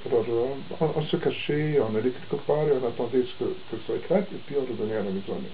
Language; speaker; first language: French; non-native, local second language; Arabic